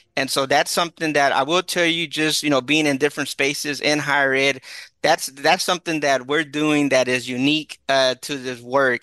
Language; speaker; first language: English; early bilingual, other home language; Spanish